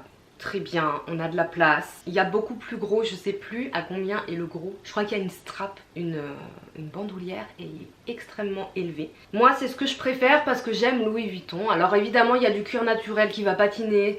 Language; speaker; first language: French; native; French